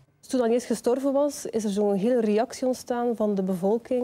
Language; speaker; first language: Dutch; native; Dutch